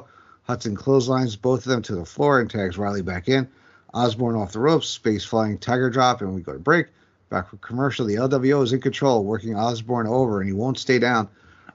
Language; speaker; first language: English; native; English